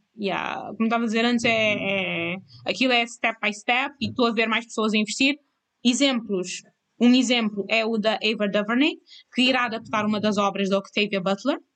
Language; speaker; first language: Portuguese; non-native, local second language; Kabuverdianu